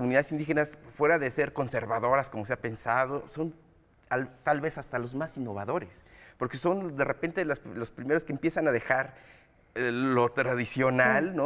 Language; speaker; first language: Spanish; native; Spanish